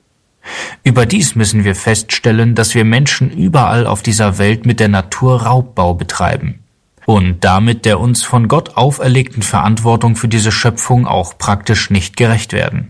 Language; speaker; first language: German; native; German